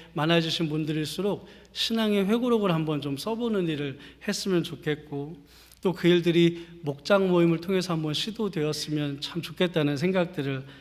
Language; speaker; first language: Korean; native; Korean